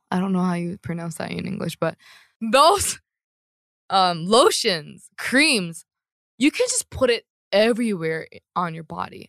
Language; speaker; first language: English; non-native, fluent; Korean